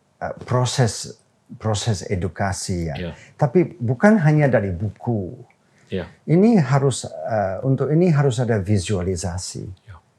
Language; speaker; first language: Indonesian; non-native, fluent; English